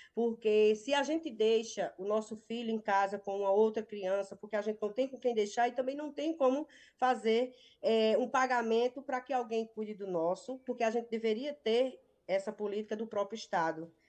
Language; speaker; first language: Portuguese; native; Portuguese